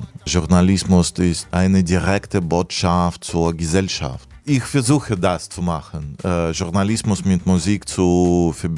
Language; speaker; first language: German; non-native, fluent; Russian